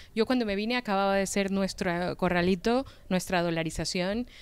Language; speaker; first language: Spanish; native; Spanish